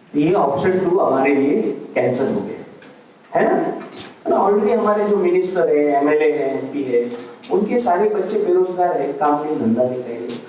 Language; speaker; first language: Hindi; non-native, local second language; Marathi